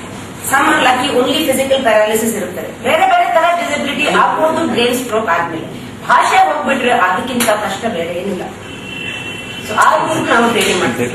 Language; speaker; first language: Kannada; non-native, local second language; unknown